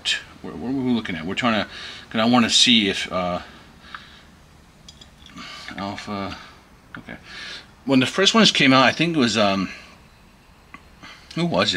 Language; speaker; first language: English; native; English